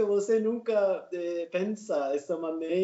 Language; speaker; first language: Portuguese; non-native, learner; Turkish